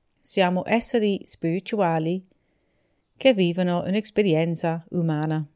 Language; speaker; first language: Italian; non-native, fluent; English